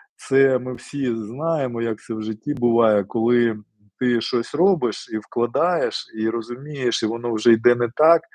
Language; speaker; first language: Ukrainian; non-native, local second language; Russian